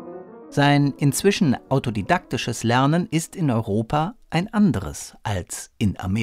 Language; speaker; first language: German; native; German